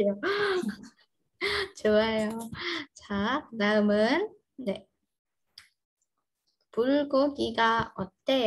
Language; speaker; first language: Korean; non-native, fluent; Indonesian